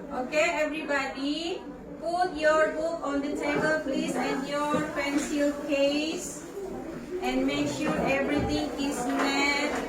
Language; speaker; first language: English; non-native, learner; Indonesian